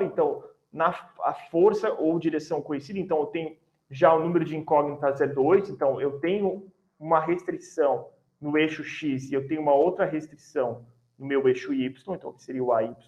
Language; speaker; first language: Portuguese; native; Portuguese